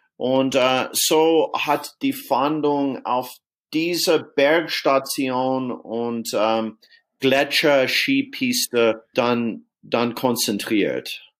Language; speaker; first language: German; non-native, fluent; English